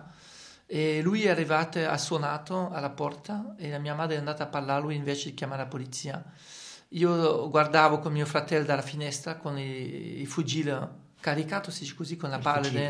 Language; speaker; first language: Italian; non-native, fluent; French